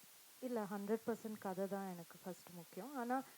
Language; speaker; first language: Tamil; non-native, local second language; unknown